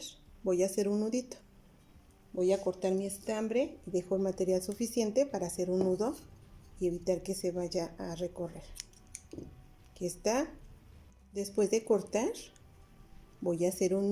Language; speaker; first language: Spanish; native; Spanish